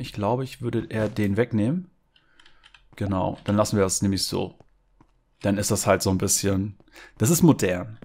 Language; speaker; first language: German; native; German